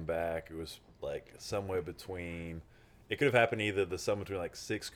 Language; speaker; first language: English; native; English